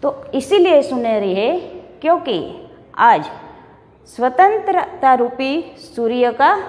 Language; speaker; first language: Hindi; non-native, local second language; Gujarati